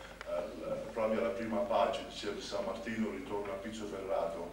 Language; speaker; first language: Italian; non-native, local second language; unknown